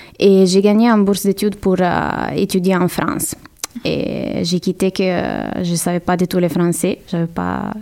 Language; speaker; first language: French; non-native, learner; Italian